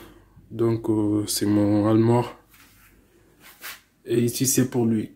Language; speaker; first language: French; non-native, learner; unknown